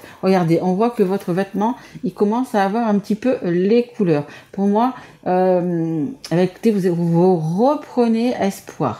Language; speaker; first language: French; native; French